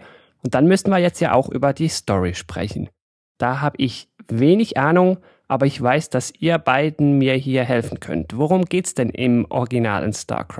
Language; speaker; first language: German; native; German